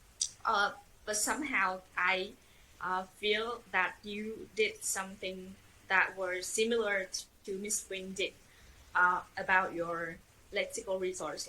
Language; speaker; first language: English; non-native, fluent; Vietnamese